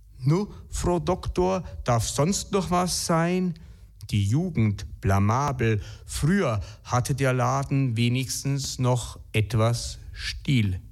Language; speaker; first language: German; native; German